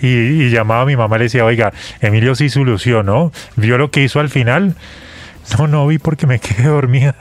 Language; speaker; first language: Spanish; native; Spanish